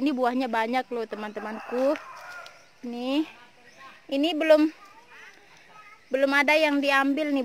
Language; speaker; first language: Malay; non-native, local second language; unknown